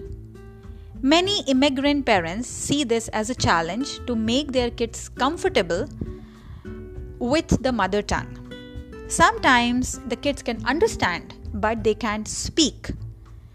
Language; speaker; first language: English; non-native, local second language; Marathi